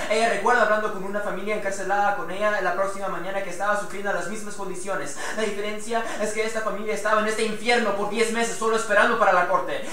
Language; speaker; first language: Spanish; early bilingual, heritage; Spanish